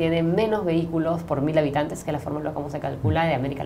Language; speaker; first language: Spanish; native; Spanish